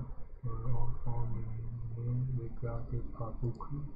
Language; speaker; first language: French; non-native, learner; English